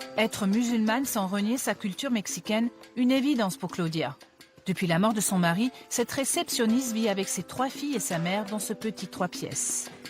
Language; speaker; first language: French; native; French